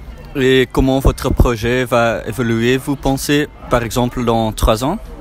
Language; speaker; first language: French; non-native, learner; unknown